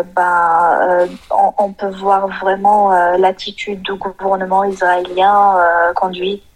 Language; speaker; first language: French; non-native, fluent; Arabic